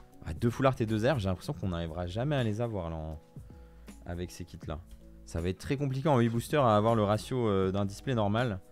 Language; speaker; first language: French; native; French